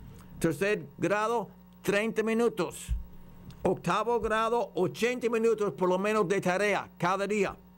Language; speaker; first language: Spanish; non-native, fluent; English